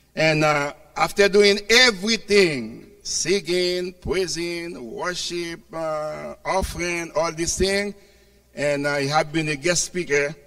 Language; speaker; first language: English; non-native, fluent; Haitian Creole